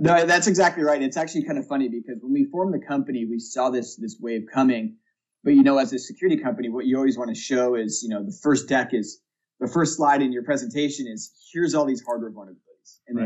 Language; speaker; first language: English; native; English